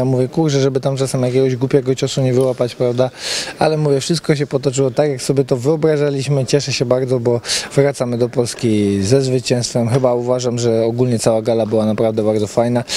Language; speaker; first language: Polish; native; Polish